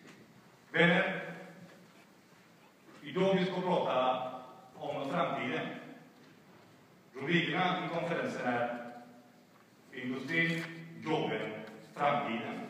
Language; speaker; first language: Swedish; non-native, fluent; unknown